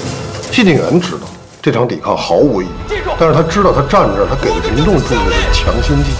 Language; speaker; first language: Chinese; native; Chinese